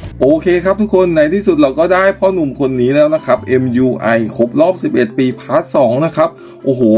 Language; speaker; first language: Thai; native; Thai